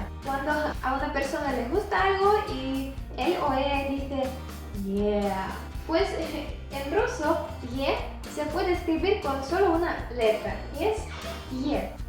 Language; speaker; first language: Spanish; non-native, fluent; Russian